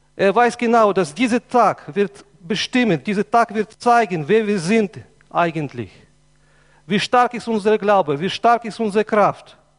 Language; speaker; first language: German; non-native, fluent; Russian